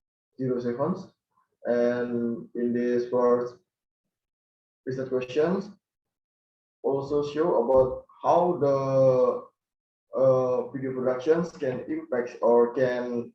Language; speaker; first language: English; non-native, learner; Indonesian